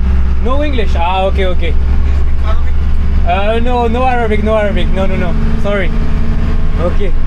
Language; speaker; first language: English; non-native, learner; French